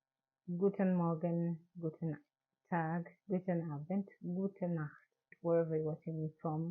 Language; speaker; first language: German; non-native, learner; English